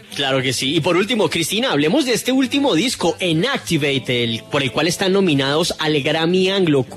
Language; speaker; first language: Spanish; native; Spanish